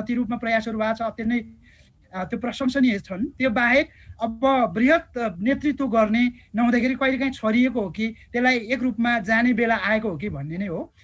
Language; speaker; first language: Nepali; non-native, local second language; Eastern Tamang